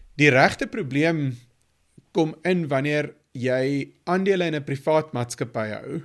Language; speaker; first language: Afrikaans; native; Afrikaans